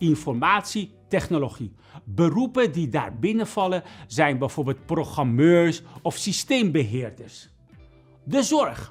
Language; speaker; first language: Dutch; non-native, fluent; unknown